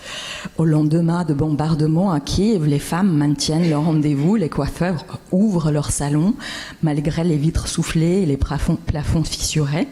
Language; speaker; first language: French; non-native, fluent; Russian